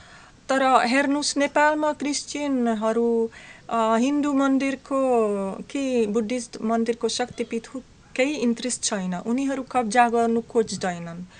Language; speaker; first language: Nepali; non-native, learner; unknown